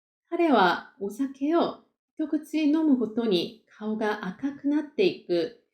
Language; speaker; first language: Japanese; non-native, fluent; Korean